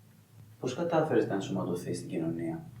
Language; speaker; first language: Greek; native; Greek